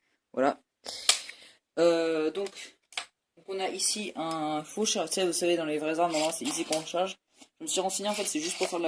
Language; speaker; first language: French; native; French